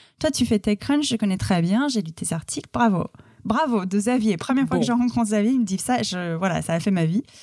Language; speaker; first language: French; non-native, fluent; English